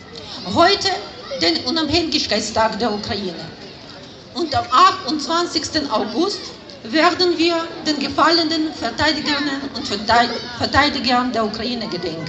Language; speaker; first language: German; non-native, fluent; Ukrainian